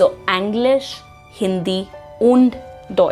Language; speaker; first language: German; non-native, fluent; Hindi